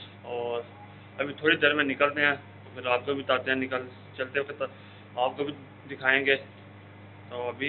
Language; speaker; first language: Hindi; non-native, local second language; Punjabi